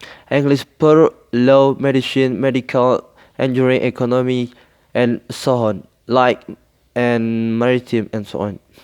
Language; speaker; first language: English; non-native, learner; Indonesian